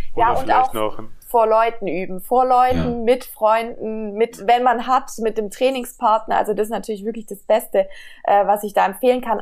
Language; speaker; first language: German; native; German